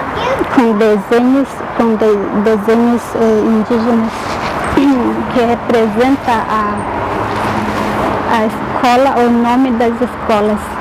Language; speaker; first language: Portuguese; non-native, local second language; Guarani